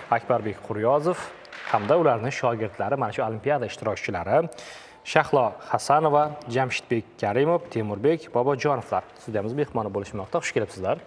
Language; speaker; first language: Uzbek; native; Uzbek